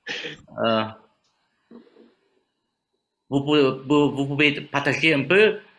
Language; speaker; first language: French; non-native, fluent; Vietnamese